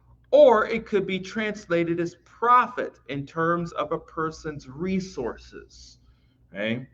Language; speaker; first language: English; native; English